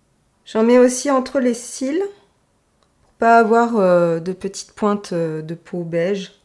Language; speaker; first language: French; native; French